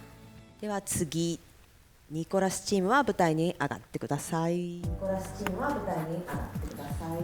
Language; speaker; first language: Japanese; native; Japanese